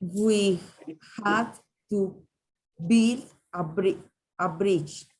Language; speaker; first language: English; non-native, learner; Spanish